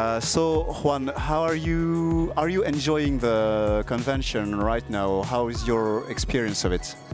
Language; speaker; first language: English; non-native, fluent; French